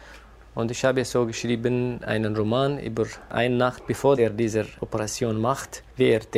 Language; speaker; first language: German; non-native, fluent; Kurdish